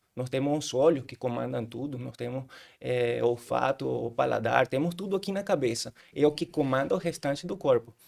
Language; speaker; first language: Portuguese; non-native, fluent; Spanish